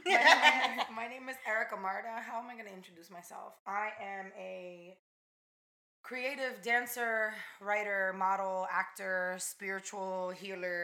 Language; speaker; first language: English; early bilingual, other home language; Spanish